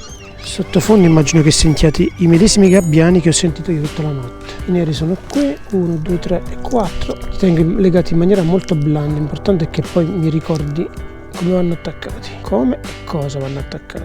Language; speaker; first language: Italian; native; Italian